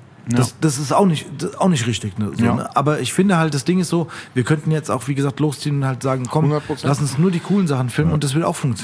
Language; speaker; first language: German; native; German